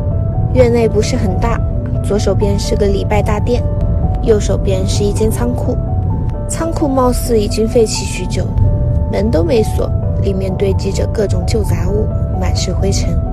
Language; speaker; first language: Chinese; native; Chinese